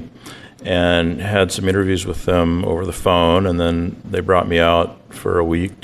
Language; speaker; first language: English; native; English